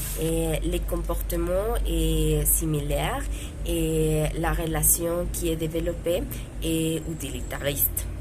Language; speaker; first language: French; non-native, learner; Spanish